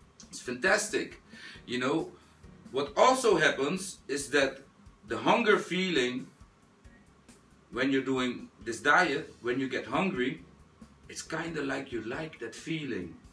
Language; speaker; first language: English; non-native, fluent; Dutch